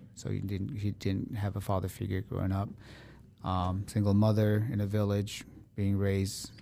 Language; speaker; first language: English; early bilingual, other home language; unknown